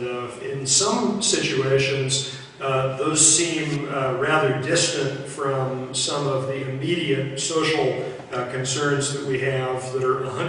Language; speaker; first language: English; native; English